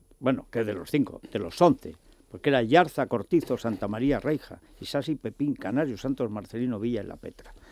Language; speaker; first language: Spanish; native; Spanish